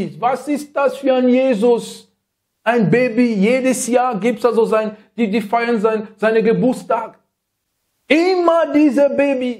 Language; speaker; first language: German; non-native, fluent; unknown